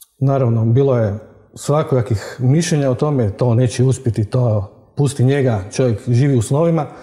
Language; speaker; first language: Croatian; native; Croatian